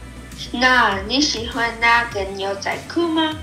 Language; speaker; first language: Chinese; non-native, learner; English